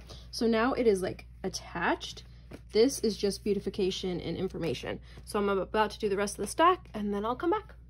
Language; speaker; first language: English; native; English